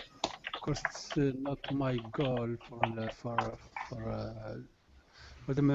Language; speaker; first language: English; non-native, learner; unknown